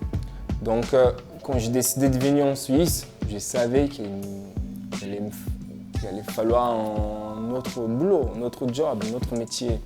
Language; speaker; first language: French; non-native, fluent; Portuguese